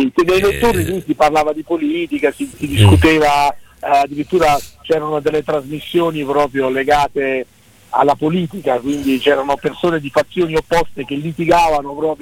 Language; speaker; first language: Italian; native; Italian